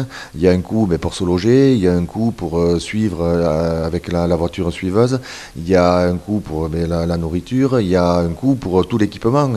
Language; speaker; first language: French; native; French